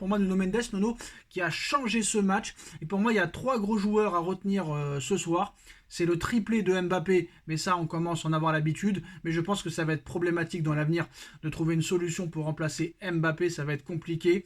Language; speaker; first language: French; native; French